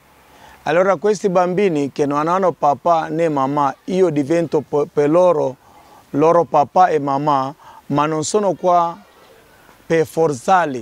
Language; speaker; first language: Italian; non-native, fluent; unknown